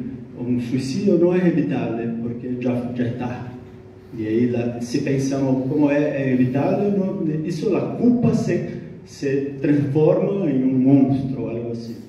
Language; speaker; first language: Spanish; non-native, learner; Portuguese